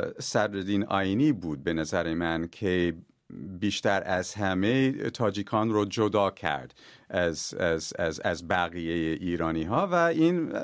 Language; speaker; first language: Persian; non-native, fluent; English